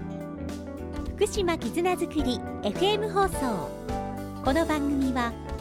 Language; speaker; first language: Japanese; native; Japanese